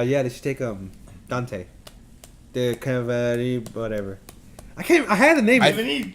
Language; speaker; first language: English; native; English